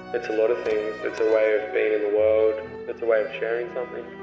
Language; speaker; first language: English; native; English